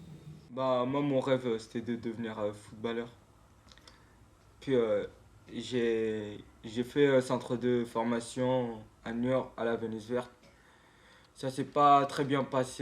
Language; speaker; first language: French; non-native, local second language; Comorian